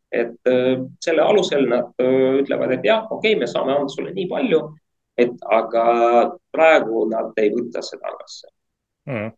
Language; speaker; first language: Estonian; non-native, local second language; Russian